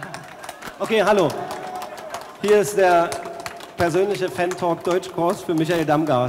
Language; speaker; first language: German; native; German